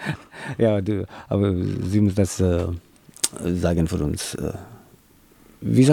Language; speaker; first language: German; non-native, learner; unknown